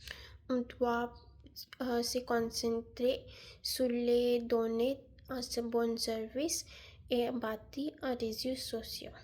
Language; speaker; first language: French; non-native, learner; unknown